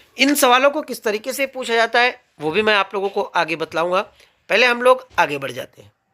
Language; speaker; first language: Hindi; native; Hindi